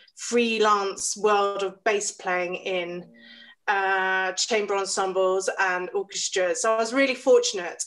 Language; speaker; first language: English; native; English